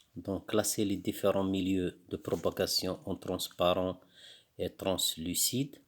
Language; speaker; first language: French; non-native, local second language; Arabic